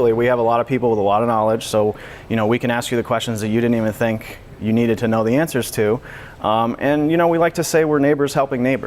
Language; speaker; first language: English; native; English